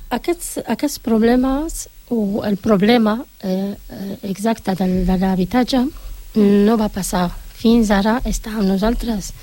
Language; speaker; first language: Catalan; non-native, learner; Arabic